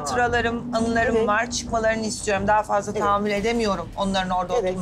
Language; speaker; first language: Turkish; native; Turkish